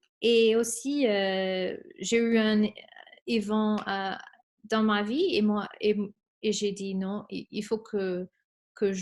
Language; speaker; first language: French; non-native, fluent; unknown